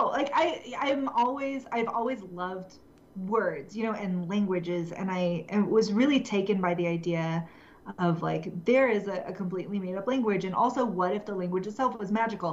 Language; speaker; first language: English; native; English